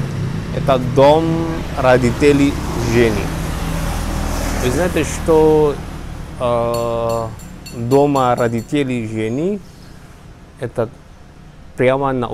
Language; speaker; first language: Russian; non-native, learner; Javanese